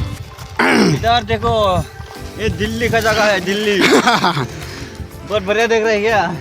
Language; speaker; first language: Hindi; non-native, local second language; Bodo